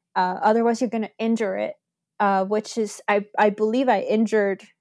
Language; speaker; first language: English; early bilingual, other home language; Spanish